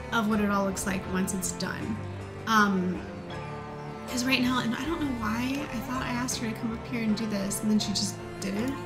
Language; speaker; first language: English; native; English